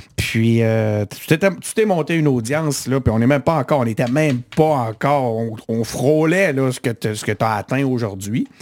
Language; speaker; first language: French; native; French